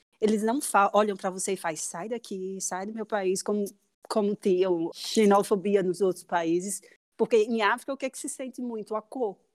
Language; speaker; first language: Portuguese; native; Portuguese